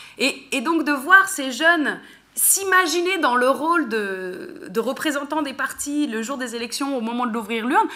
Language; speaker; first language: French; native; French